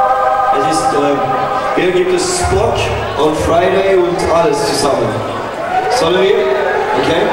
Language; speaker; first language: German; non-native, learner; Swedish